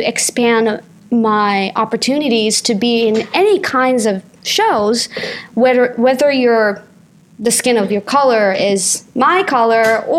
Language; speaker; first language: English; non-native, fluent; Japanese